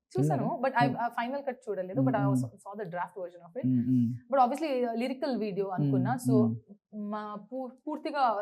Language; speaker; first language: Telugu; non-native, learner; Kannada